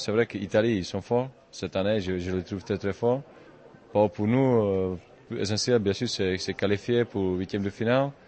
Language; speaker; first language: French; non-native, fluent; Czech